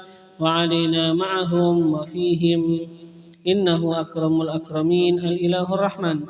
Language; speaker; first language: Arabic; non-native, fluent; Indonesian